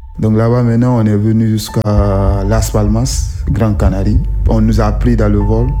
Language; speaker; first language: French; non-native, local second language; Susu